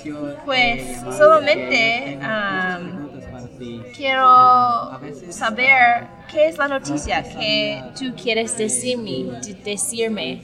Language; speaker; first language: Spanish; non-native, learner; English